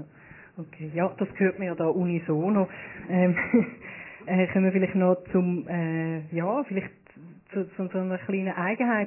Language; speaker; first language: German; native; German